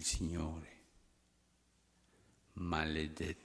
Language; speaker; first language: Italian; non-native, fluent; Spanish